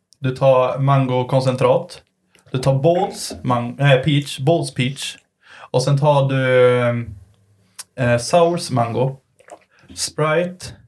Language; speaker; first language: Swedish; native; Swedish